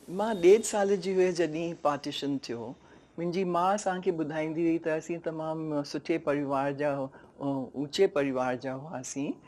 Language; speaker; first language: Sindhi; native; Sindhi